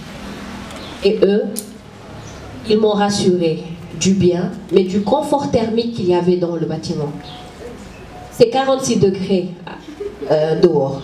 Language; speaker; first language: French; non-native, local second language; Wolof